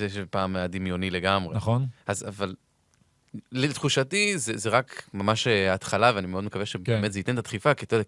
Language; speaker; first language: Hebrew; native; Hebrew